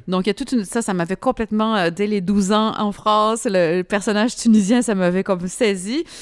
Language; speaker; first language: French; native; French